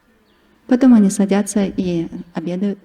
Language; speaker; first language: Russian; native; Russian